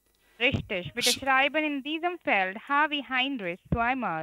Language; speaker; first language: German; non-native, learner; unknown